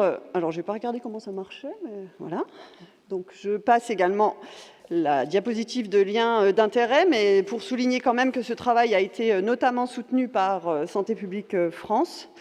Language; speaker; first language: French; native; French